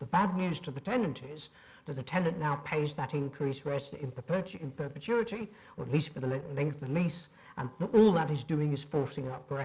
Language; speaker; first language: English; native; English